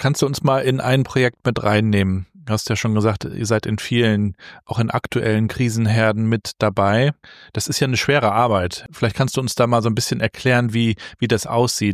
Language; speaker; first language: German; native; German